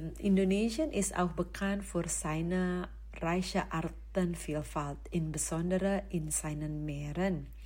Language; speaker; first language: German; non-native, fluent; Indonesian